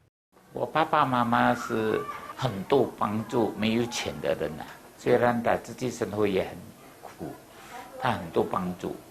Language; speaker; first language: Chinese; early bilingual, heritage; Chinese